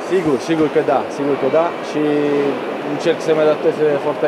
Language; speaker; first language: Romanian; non-native, fluent; Italian